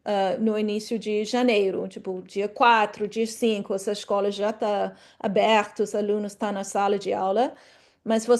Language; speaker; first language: Portuguese; non-native, fluent; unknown